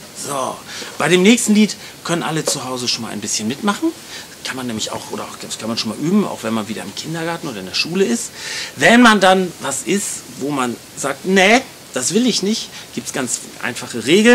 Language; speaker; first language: German; native; German